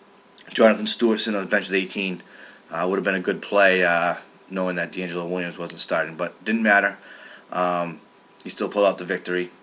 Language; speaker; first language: English; native; English